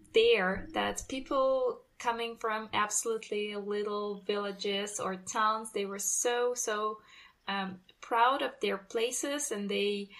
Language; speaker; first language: English; non-native, fluent; Russian